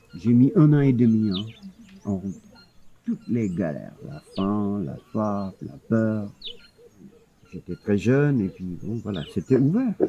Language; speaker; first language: French; non-native, local second language; Wolof